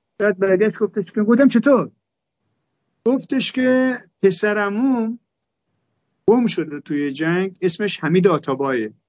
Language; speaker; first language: Persian; non-native, local second language; Turkmen